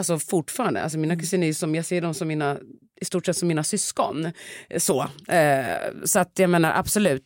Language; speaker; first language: Swedish; early bilingual, other home language; Tigrinya